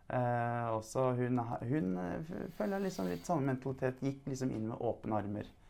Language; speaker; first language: Norwegian; native; Norwegian